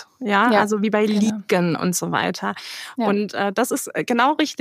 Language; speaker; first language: German; native; German